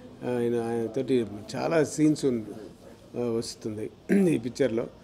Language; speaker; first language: Telugu; non-native, learner; Tamil